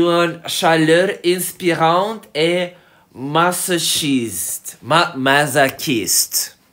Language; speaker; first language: French; non-native, learner; English